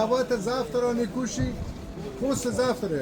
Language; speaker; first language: Russian; non-native, learner; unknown